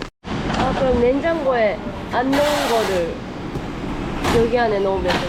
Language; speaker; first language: Korean; non-native, fluent; Japanese